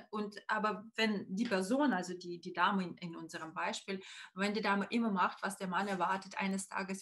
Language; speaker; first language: German; non-native, fluent; Russian